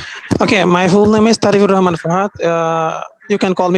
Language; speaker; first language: English; non-native, learner; Bangla